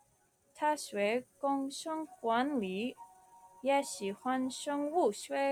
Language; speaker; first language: Chinese; non-native, learner; English